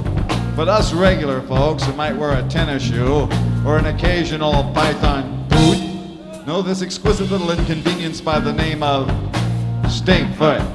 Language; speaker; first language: English; native; English